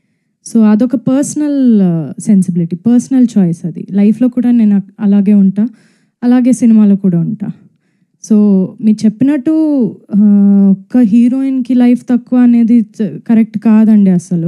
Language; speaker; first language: Telugu; non-native, fluent; Tamil